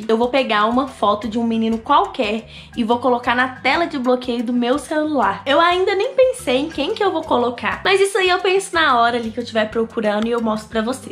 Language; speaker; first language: Portuguese; native; Portuguese